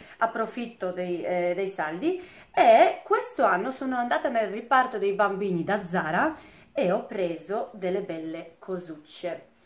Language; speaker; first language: Italian; non-native, fluent; Polish